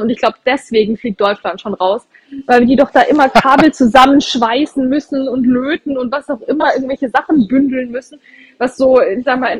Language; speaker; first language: German; native; German